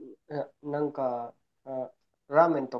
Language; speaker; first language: Japanese; non-native, learner; Filipino